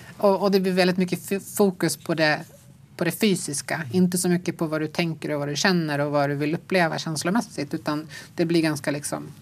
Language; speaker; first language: Swedish; native; Swedish